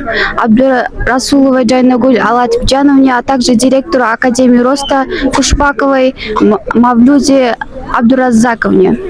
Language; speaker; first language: Russian; non-native, local second language; Kyrgyz